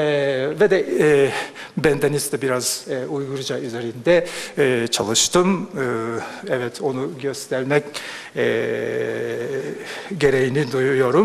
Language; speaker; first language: Turkish; non-native, fluent; Japanese